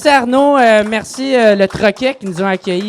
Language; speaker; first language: French; native; French